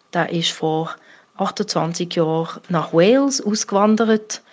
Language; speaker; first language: German; native; German